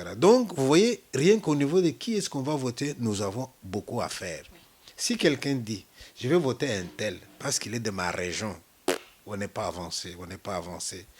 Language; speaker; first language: French; non-native, local second language; Luba-Lulua